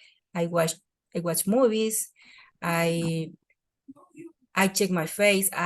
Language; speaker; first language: English; non-native, learner; Spanish